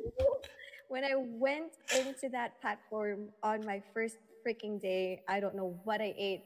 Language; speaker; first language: English; non-native, local second language; Filipino